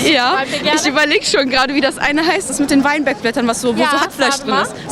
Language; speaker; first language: German; native; German